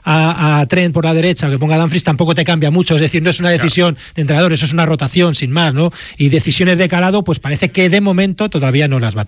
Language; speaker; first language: Spanish; native; Spanish